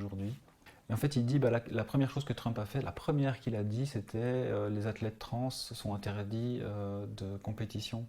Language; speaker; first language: French; native; French